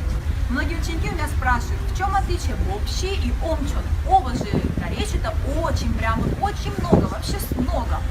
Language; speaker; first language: Russian; native; Russian